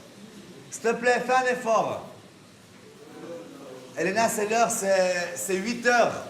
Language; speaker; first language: French; native; French